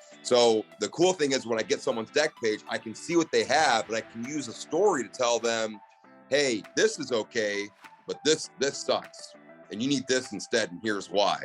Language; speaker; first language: English; native; English